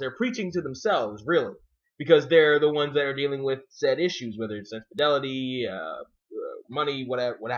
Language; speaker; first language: English; native; English